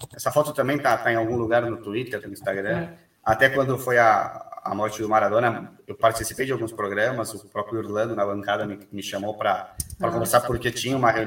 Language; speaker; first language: Portuguese; native; Portuguese